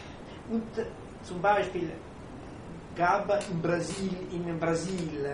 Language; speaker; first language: German; non-native, fluent; Italian